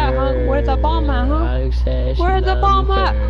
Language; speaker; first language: English; native; English